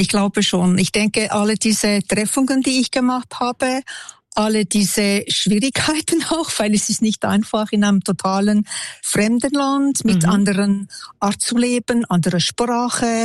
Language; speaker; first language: German; non-native, local second language; French